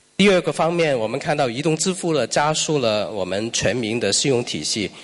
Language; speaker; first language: Chinese; non-native, local second language; Cantonese